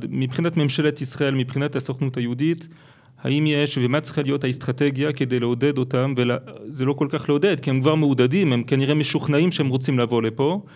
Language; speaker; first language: Hebrew; non-native, fluent; French